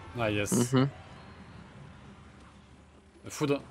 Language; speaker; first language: English; non-native, learner; French